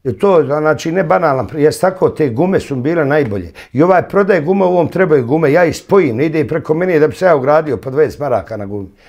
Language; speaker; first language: Bosnian; native; Bosnian